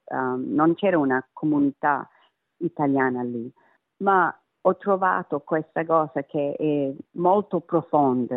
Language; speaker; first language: Italian; early bilingual, heritage; Italian